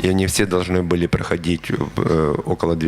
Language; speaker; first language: Russian; native; Russian